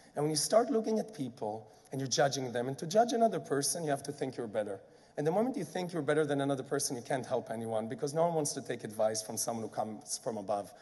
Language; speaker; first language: English; non-native, fluent; Hebrew